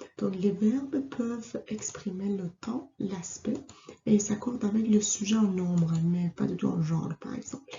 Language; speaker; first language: French; non-native, fluent; Persian